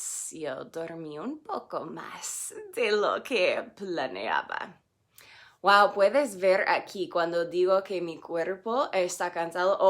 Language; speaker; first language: Spanish; non-native, fluent; English